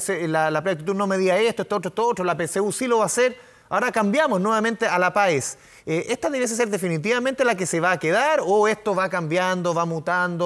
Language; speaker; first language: Spanish; native; Spanish